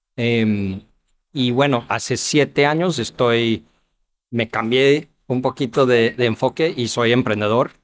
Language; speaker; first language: Spanish; non-native, fluent; English